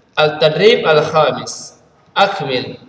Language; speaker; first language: Arabic; non-native, fluent; Indonesian